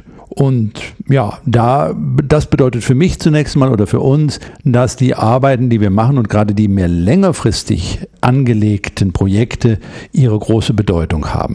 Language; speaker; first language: German; native; German